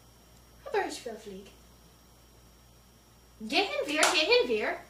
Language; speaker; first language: German; non-native, learner; English